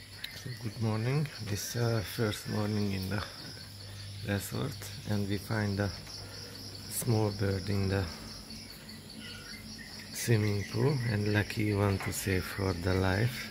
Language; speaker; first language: English; non-native, learner; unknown